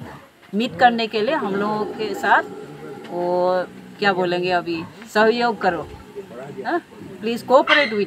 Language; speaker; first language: Hindi; non-native, local second language; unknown